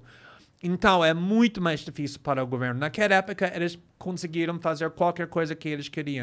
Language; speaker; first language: Portuguese; non-native, fluent; English